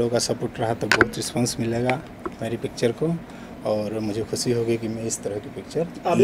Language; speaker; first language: Hindi; native; Hindi